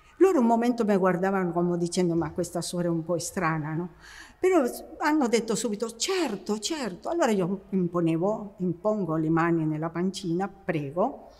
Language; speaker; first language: Italian; non-native, fluent; Spanish